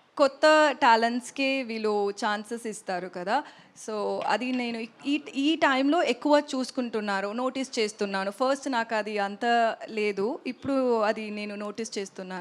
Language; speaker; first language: Telugu; non-native, learner; Tamil